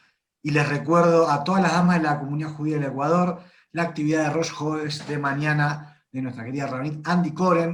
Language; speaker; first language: Spanish; native; Spanish